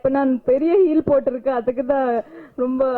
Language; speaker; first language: Tamil; non-native, learner; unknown